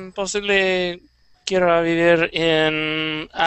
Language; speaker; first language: Spanish; non-native, learner; English